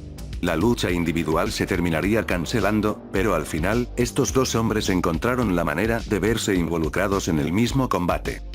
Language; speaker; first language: Spanish; native; Spanish